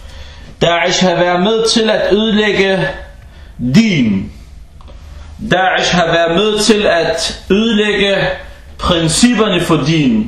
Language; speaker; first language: Danish; early bilingual, other home language; Arabic